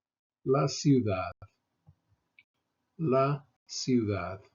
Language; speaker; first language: Spanish; non-native, fluent; English